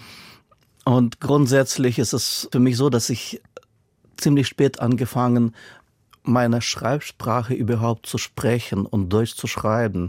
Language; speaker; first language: German; non-native, fluent; Russian